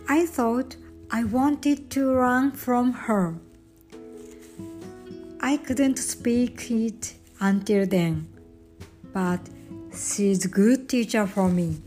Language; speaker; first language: English; non-native, learner; Japanese